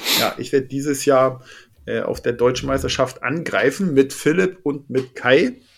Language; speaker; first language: German; native; German